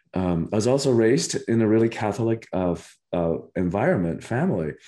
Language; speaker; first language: English; early bilingual, other home language; Spanish